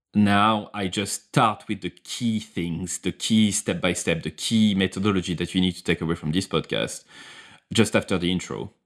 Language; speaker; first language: English; non-native, fluent; French